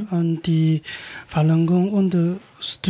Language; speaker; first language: German; non-native, learner; Chinese